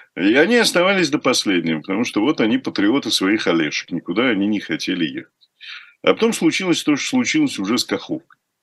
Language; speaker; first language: Russian; native; Russian